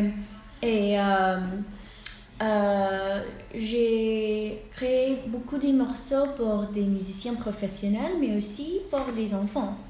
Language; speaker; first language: French; non-native, fluent; English